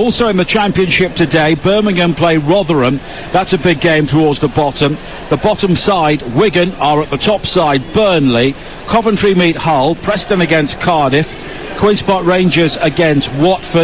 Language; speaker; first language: English; native; English